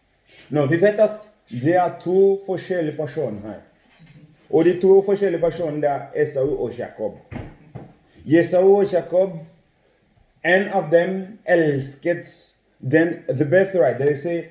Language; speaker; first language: Norwegian; non-native, fluent; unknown